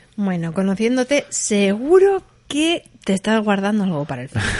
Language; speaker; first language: Spanish; native; Spanish